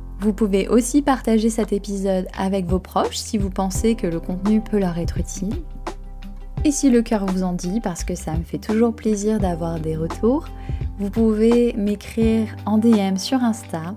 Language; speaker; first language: French; native; French